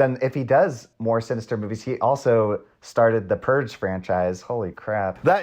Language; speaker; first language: English; native; English